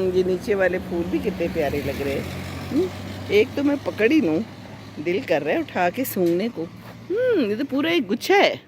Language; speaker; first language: Urdu; non-native, local second language; Punjabi